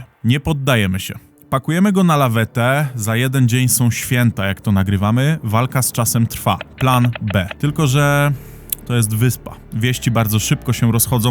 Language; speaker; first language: Polish; native; Polish